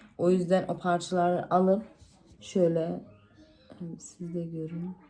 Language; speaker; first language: Turkish; early bilingual, heritage; Turkish